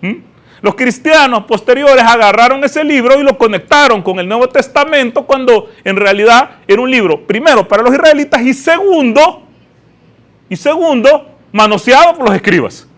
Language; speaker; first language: Spanish; native; Spanish